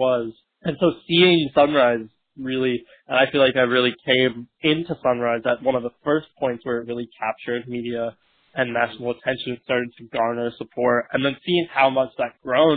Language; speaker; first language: English; native; English